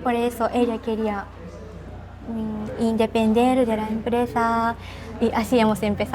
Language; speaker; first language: Spanish; non-native, learner; Japanese